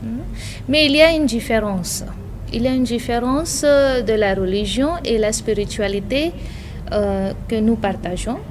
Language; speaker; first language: French; non-native, fluent; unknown